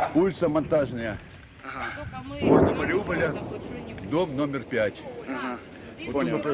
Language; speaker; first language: Russian; native; Russian